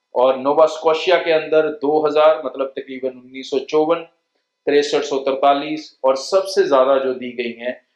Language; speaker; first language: Hindi; non-native, local second language; Punjabi